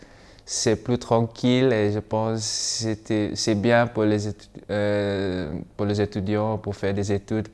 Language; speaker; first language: French; non-native, learner; Malay